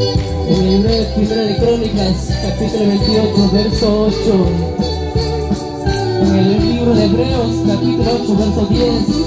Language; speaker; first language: Spanish; native; Spanish